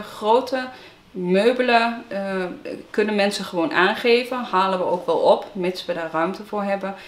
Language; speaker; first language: Dutch; native; Dutch